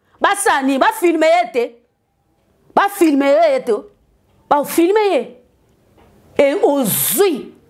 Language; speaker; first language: Lingala; native; Lingala